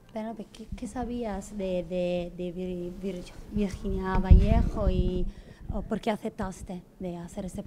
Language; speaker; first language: Spanish; non-native, fluent; Italian